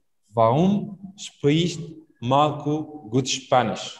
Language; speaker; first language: German; non-native, fluent; Arabic